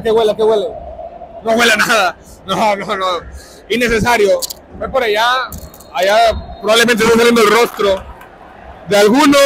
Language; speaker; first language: Spanish; native; Spanish